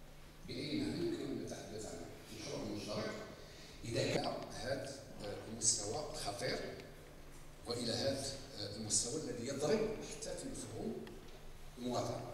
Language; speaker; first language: Arabic; native; Arabic